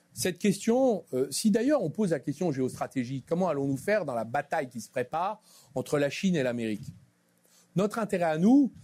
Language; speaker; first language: French; native; French